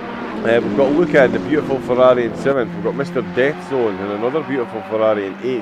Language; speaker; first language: English; native; English